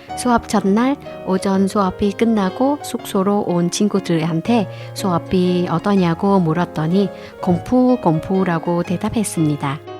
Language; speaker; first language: Korean; non-native, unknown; Vietnamese